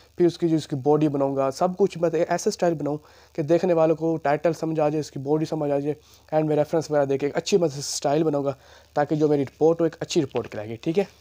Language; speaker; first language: Urdu; non-native, local second language; Punjabi